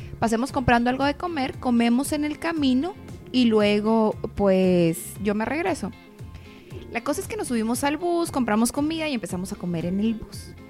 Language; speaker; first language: Spanish; native; Spanish